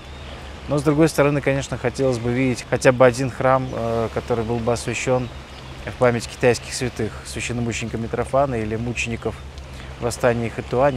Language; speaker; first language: Russian; native; Russian